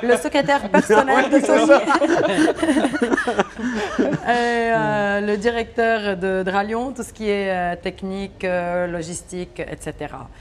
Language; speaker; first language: French; non-native, local second language; Arabic